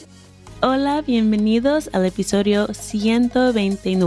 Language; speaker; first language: Spanish; non-native, fluent; English